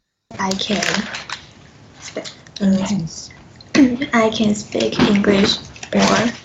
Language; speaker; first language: English; non-native, learner; Chinese